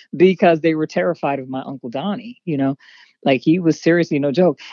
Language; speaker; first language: English; native; English